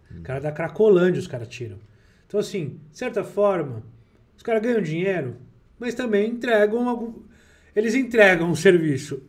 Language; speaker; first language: Portuguese; native; Portuguese